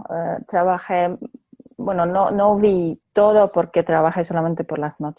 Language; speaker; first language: Spanish; non-native, fluent; Polish